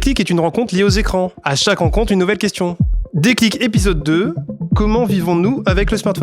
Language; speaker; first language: French; native; French